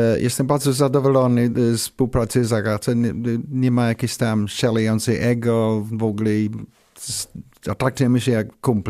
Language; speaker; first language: Polish; non-native, learner; English